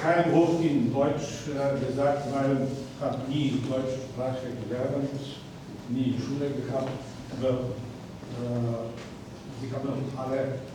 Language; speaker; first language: German; non-native, learner; Slovenian